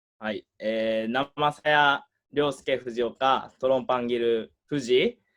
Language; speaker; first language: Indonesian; non-native, learner; Japanese